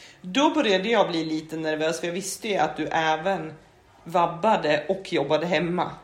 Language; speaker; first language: Swedish; native; Swedish